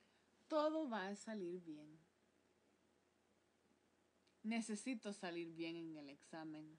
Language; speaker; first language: Spanish; non-native, fluent; English